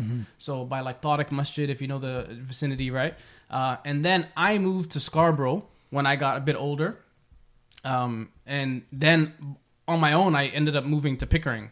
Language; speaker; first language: English; native; English